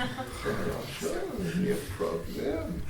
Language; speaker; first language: Russian; non-native, learner; English